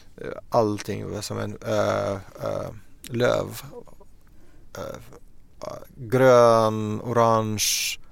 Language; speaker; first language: Swedish; non-native, fluent; Arabic